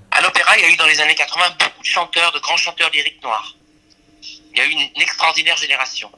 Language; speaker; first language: French; native; French